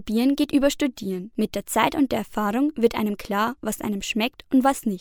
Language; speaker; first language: German; native; German